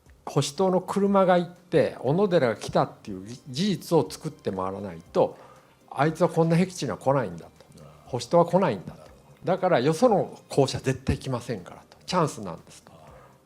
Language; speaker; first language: Japanese; native; Japanese